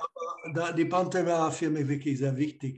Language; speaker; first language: German; non-native, fluent; Slovak